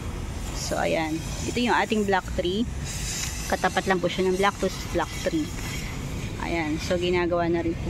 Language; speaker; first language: Filipino; native; Filipino